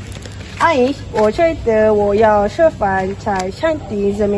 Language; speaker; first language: Chinese; non-native, learner; Malay